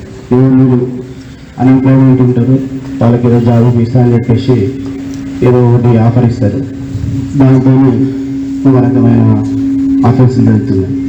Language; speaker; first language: Telugu; native; Telugu